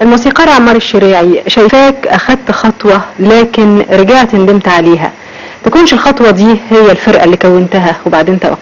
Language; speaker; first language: Arabic; native; Arabic